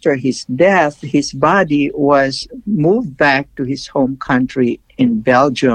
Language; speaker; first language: English; non-native, local second language; Filipino